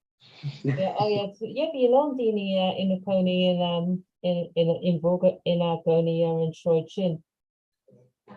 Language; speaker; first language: Irish; non-native, local second language; English